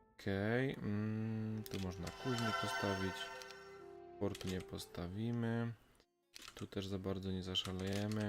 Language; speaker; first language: Polish; native; Polish